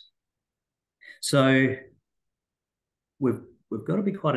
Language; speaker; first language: English; native; English